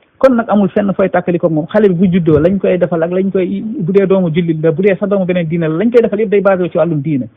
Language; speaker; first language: Wolof; non-native, local second language; Fula